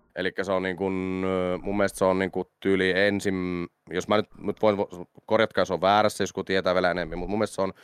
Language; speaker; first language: Finnish; native; Finnish